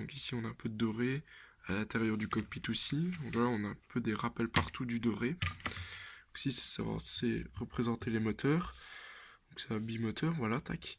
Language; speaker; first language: French; native; French